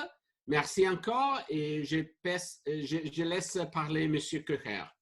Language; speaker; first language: French; non-native, fluent; Italian